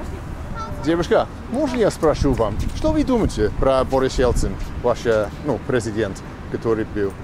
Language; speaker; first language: Russian; non-native, learner; English